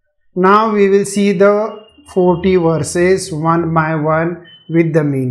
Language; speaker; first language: English; non-native, local second language; Hindi